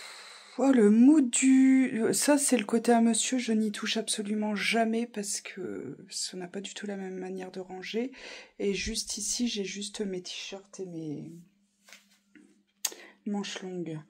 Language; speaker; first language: French; native; French